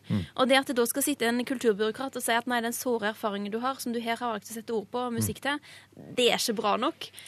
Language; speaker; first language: Norwegian; early bilingual, other home language; Urdu